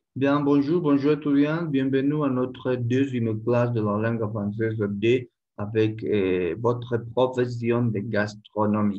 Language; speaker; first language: French; non-native, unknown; Spanish